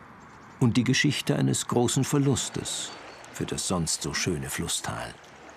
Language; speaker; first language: German; native; German